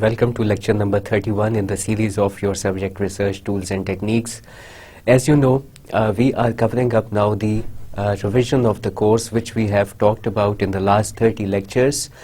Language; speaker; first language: English; non-native, local second language; Urdu